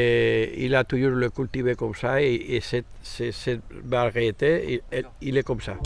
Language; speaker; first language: French; non-native, fluent; Spanish